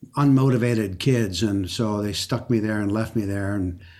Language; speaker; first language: English; early bilingual, other home language; French